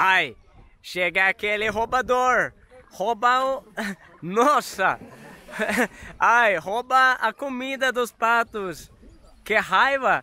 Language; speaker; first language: Portuguese; non-native, fluent; Swedish